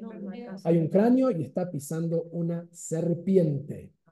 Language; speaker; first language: Spanish; native; Spanish